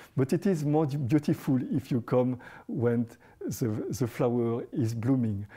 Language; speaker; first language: English; non-native, fluent; French